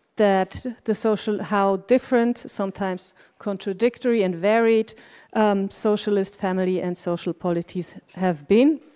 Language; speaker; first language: English; non-native, fluent; German